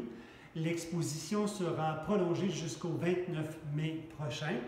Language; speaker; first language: French; native; French